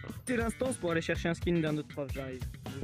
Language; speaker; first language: French; native; French